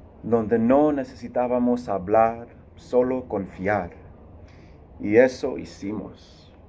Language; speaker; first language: Spanish; early bilingual, heritage; Spanish